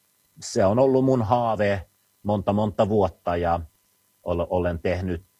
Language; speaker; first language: Finnish; non-native, fluent; Swedish